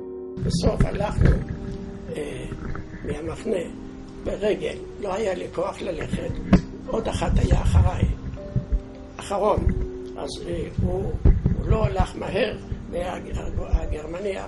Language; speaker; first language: Hebrew; non-native, fluent; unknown